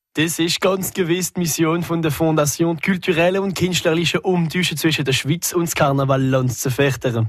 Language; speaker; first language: German; non-native, local second language; Swiss German